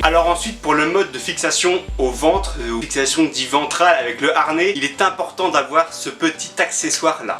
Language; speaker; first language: French; native; French